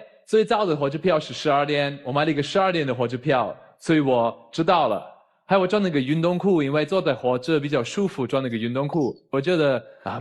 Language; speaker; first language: Chinese; non-native, fluent; German